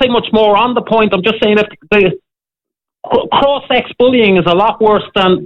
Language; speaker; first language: English; native; English